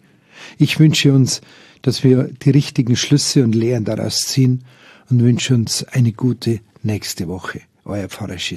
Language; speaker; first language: German; native; German